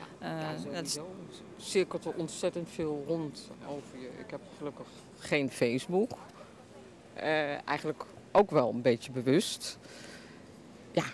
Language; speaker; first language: Dutch; native; Dutch